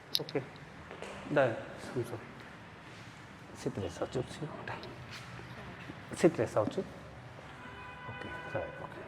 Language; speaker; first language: Vietnamese; non-native, learner; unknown